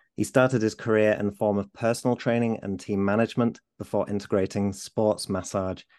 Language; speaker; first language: English; native; English